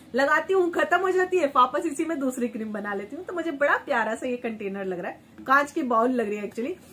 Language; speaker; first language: Hindi; native; Hindi